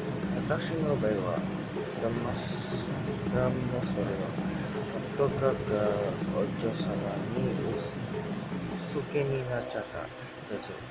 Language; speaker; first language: Japanese; non-native, learner; Indonesian